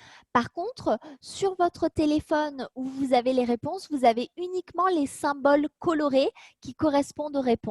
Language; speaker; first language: French; native; French